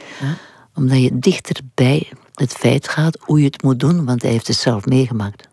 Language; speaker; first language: Dutch; non-native, local second language; French